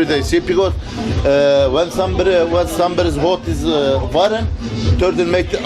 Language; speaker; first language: English; non-native, learner; Turkish